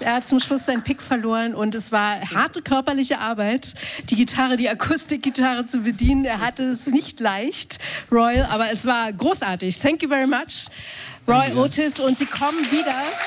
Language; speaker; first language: German; native; German